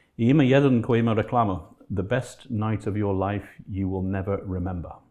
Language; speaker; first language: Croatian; non-native, fluent; English